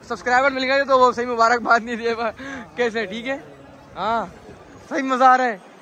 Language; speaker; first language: Urdu; native; Urdu